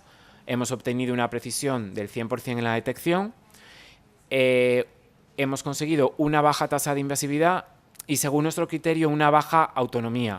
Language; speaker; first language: Spanish; native; Spanish